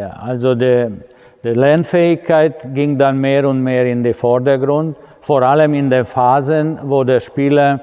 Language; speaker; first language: German; non-native, fluent; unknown